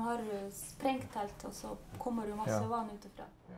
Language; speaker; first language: Swedish; non-native, fluent; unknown